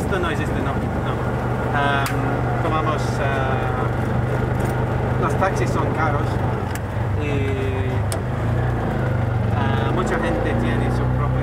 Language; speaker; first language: Spanish; non-native, learner; English